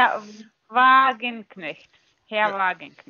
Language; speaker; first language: German; non-native, fluent; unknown